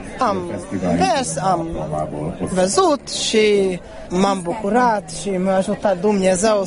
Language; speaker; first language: Romanian; non-native, learner; Hungarian